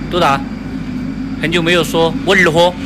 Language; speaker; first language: Chinese; native; Chinese